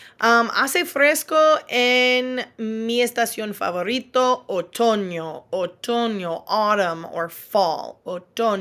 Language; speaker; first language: Spanish; non-native, fluent; English